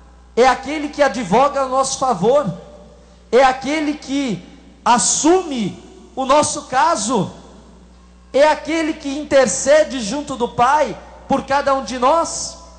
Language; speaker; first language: Portuguese; native; Portuguese